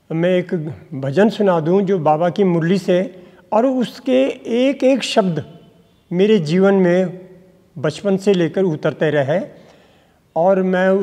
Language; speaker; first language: Hindi; native; Hindi